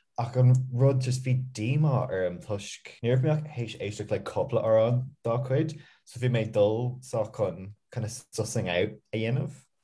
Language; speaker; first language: Irish; native; Irish